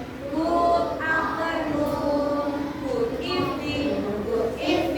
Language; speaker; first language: English; non-native, learner; Indonesian